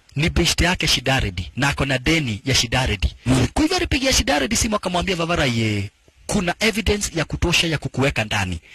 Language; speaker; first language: Swahili; native; Swahili